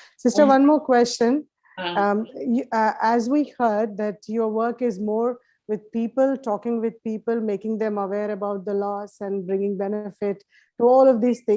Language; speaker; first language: English; non-native, local second language; Hindi